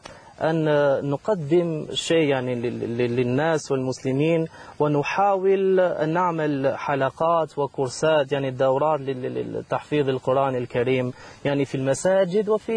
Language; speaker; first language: Arabic; non-native, fluent; Albanian